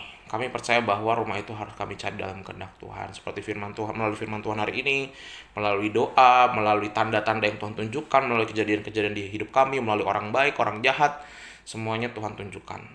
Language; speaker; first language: Indonesian; native; Indonesian